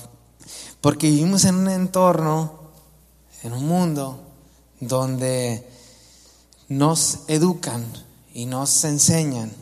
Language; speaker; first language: Spanish; native; Spanish